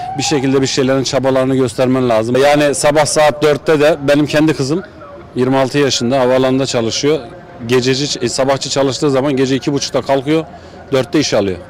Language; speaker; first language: Turkish; native; Turkish